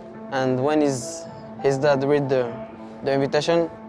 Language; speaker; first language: English; non-native, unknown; French